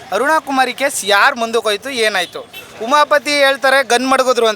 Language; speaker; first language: Kannada; native; Kannada